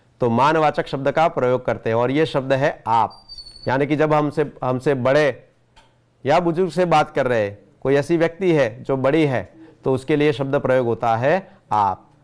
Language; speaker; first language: Hindi; non-native, local second language; Gujarati